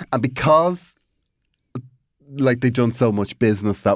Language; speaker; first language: English; native; English